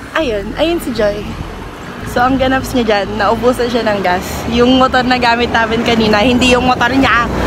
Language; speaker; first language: Filipino; native; Filipino